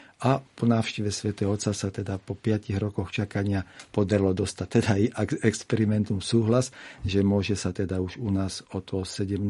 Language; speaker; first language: Slovak; native; Slovak